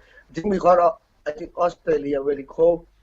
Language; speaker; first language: English; non-native, learner; Thai